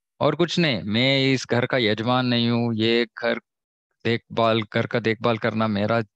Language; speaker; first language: Hindi; non-native, local second language; Kannada